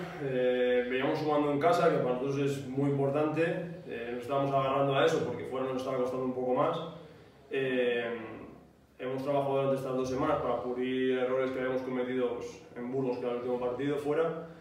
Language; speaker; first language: Spanish; native; Spanish